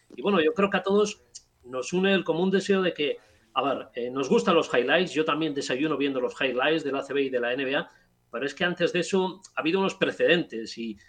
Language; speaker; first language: Spanish; native; Spanish